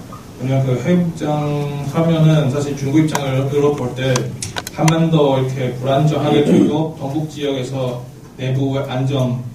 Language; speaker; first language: Korean; non-native, fluent; Chinese